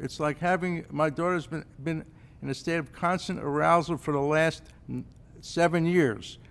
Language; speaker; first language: English; native; English